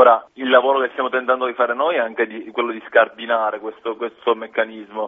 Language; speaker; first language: Italian; native; Italian